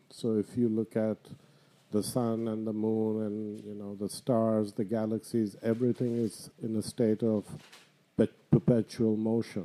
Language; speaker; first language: English; non-native, local second language; Bangla